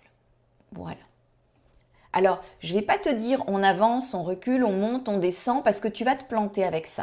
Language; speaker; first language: French; native; French